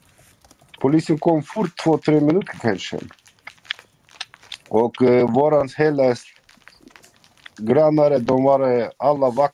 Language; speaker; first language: Swedish; non-native, local second language; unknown